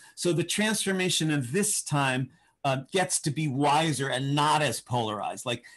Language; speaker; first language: English; native; English